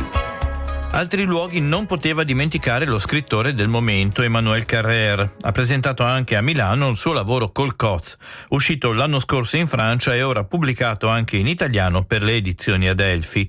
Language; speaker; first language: Italian; native; Italian